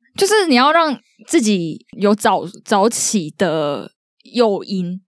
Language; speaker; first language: Chinese; native; Chinese